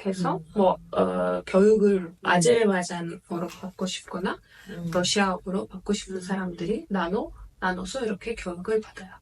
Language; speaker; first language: Korean; non-native, fluent; Azerbaijani